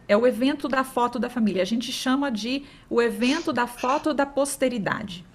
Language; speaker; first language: Portuguese; native; Portuguese